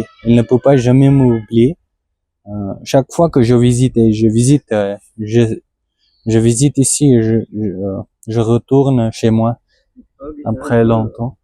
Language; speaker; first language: French; non-native, learner; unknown